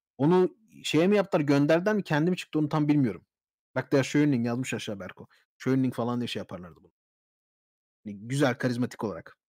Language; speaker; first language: Turkish; early bilingual, heritage; Turkish